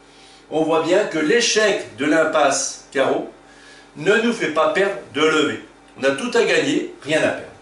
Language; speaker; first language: French; native; French